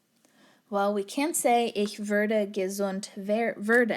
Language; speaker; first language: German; non-native, fluent; English